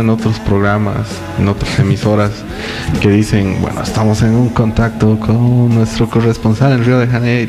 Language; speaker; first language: Spanish; native; Spanish